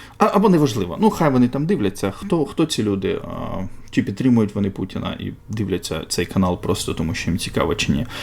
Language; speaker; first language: Ukrainian; non-native, local second language; Russian